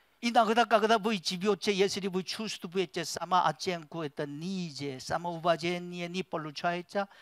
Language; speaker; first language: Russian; non-native, learner; Korean